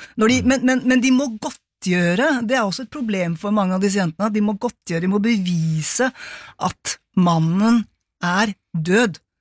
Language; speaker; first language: Norwegian; native; Norwegian